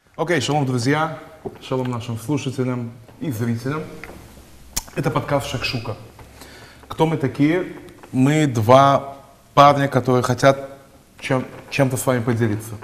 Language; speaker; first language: Russian; early bilingual, heritage; Russian